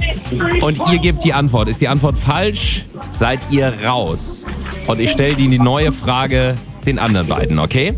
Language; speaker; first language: German; native; German